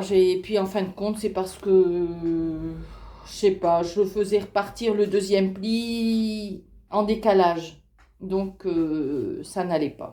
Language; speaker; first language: French; native; French